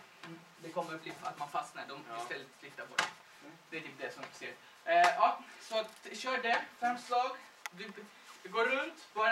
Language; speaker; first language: Swedish; non-native, fluent; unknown